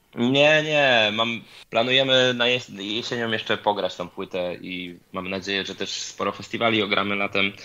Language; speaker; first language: Polish; native; Polish